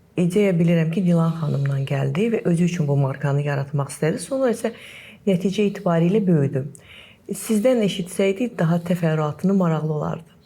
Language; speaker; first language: Azerbaijani; native; Azerbaijani